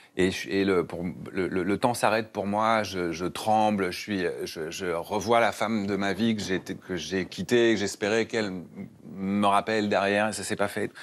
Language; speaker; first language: French; native; French